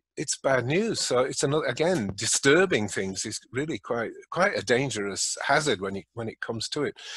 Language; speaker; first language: English; native; English